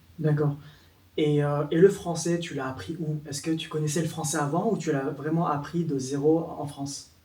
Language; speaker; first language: French; early bilingual, other home language; Vietnamese